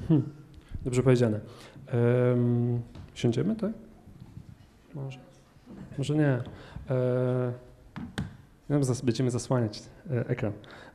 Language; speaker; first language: Polish; native; Polish